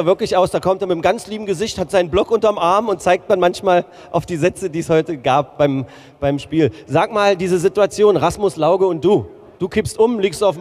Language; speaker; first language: German; native; German